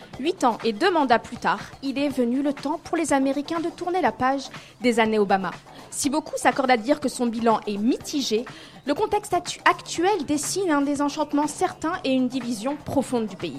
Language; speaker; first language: French; native; French